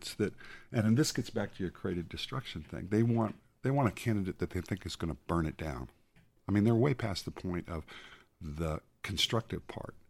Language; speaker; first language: English; native; English